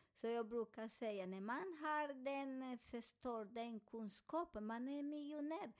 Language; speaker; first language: Swedish; non-native, fluent; Spanish